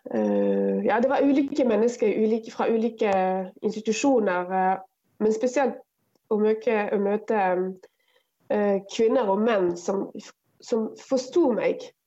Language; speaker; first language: Norwegian; non-native, fluent; Arabic